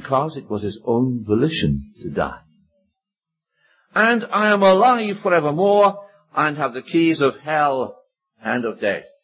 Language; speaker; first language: English; native; English